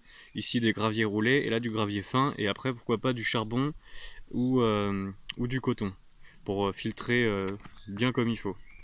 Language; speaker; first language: French; native; French